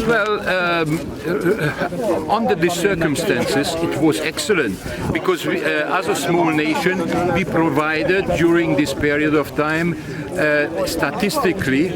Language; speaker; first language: English; non-native, fluent; Hungarian